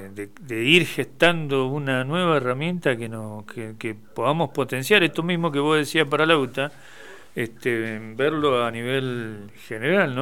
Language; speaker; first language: Spanish; native; Spanish